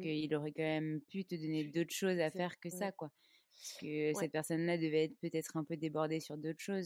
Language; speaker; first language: French; native; French